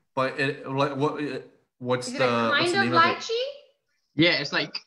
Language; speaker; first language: English; non-native, fluent; Portuguese